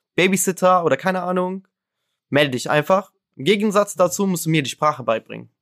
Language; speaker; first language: German; non-native, fluent; Arabic